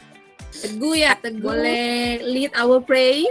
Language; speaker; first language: English; non-native, learner; Indonesian